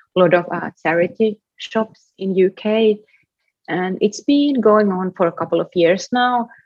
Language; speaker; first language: English; non-native, fluent; Finnish